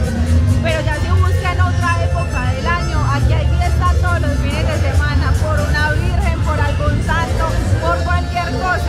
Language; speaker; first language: Spanish; native; Spanish